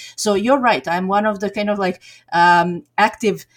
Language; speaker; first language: English; non-native, fluent; Serbian